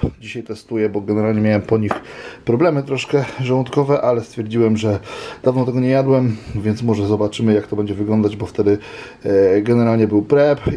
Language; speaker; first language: Polish; native; Polish